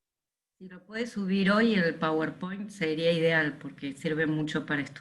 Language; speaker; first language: Spanish; native; Spanish